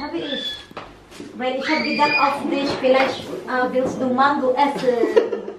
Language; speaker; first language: German; non-native, learner; Filipino